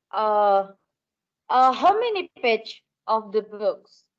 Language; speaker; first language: English; non-native, learner; Indonesian